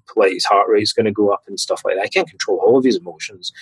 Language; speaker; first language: English; native; English